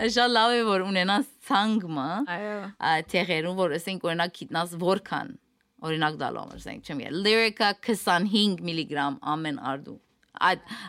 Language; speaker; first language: Armenian; early bilingual, heritage; Armenian